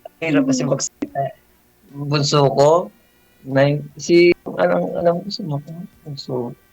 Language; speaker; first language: Filipino; native; Filipino